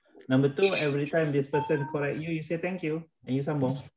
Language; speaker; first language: English; non-native, local second language; Malay